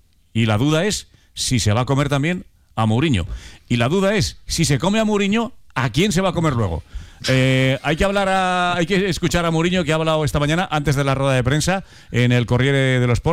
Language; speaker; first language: Spanish; native; Spanish